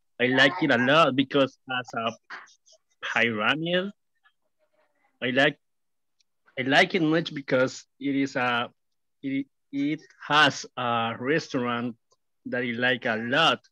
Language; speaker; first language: English; non-native, learner; Spanish